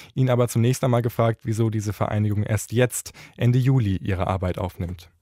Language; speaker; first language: German; native; German